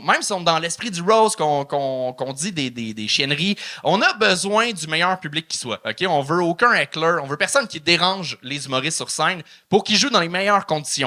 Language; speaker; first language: French; native; French